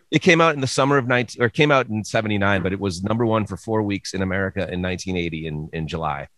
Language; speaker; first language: English; native; English